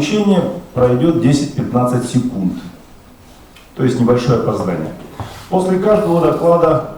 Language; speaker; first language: Russian; native; Russian